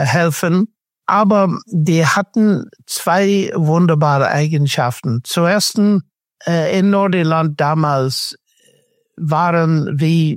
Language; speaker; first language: German; non-native, fluent; English